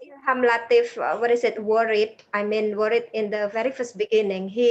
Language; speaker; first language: English; non-native, learner; Indonesian